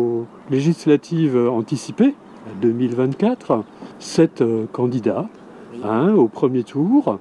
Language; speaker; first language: French; native; French